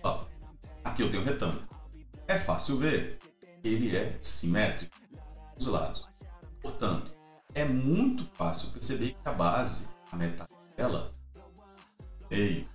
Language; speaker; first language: Portuguese; native; Portuguese